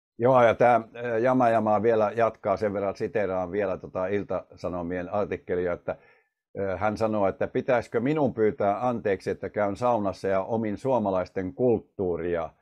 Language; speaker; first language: Finnish; native; Finnish